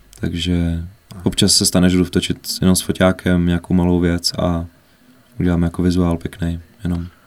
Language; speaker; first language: Czech; native; Czech